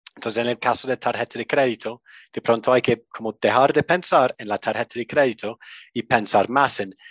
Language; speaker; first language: Spanish; non-native, fluent; English